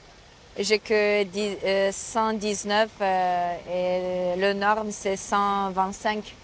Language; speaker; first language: French; non-native, fluent; Ukrainian